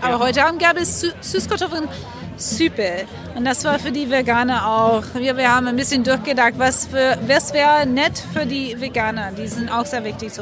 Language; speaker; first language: German; non-native, fluent; English